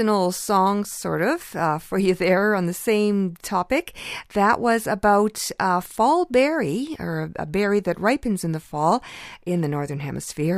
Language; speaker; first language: English; early bilingual, other home language; Ukrainian